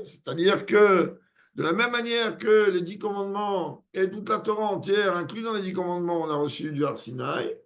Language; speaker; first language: French; native; French